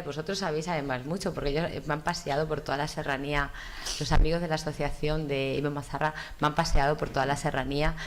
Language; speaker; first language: Spanish; native; Spanish